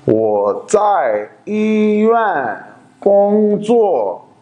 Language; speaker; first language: Chinese; non-native, fluent; Urdu